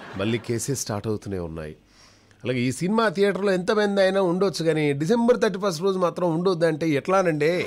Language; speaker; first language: Telugu; native; Telugu